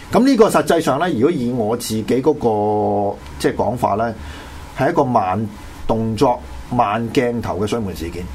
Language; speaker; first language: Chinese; non-native, local second language; Cantonese